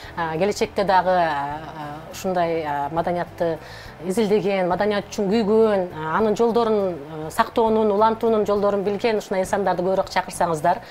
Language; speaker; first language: Kyrgyz; native; Kyrgyz